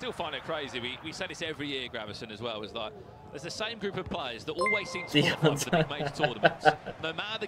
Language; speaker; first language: English; native; English